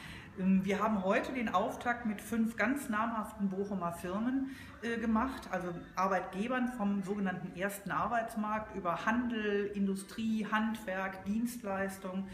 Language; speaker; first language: German; native; German